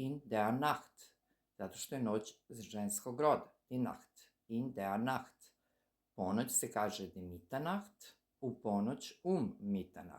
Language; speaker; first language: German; non-native, fluent; Serbian